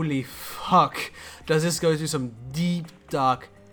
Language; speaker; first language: English; native; English